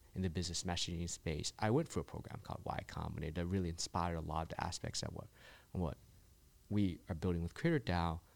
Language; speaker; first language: English; early bilingual, other home language; Chinese